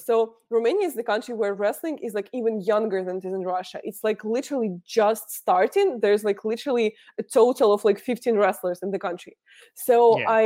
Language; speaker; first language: English; non-native, fluent; Russian